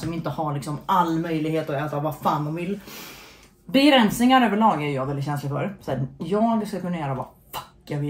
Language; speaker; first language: Swedish; native; Swedish